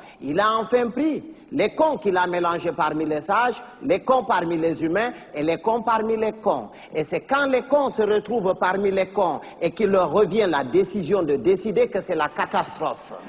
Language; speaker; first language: French; non-native, local second language; Fula